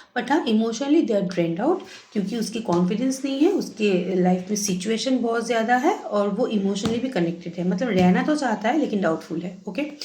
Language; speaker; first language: Hindi; non-native, local second language; Bangla